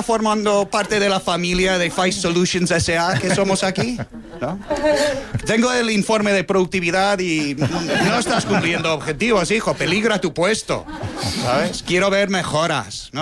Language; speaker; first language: Spanish; non-native, fluent; English